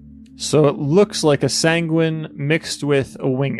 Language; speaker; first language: English; native; English